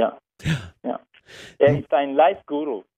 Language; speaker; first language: German; non-native, learner; Turkish